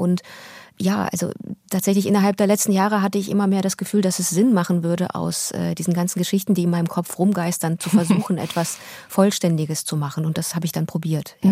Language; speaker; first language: German; early bilingual, other home language; Russian